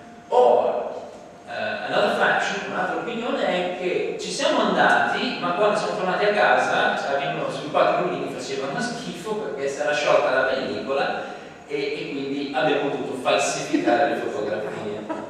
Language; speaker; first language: Italian; native; Italian